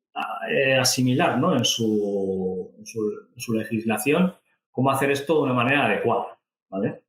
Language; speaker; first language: Spanish; native; Spanish